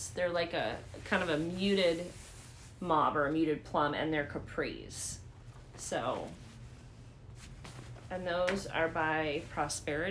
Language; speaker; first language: English; native; English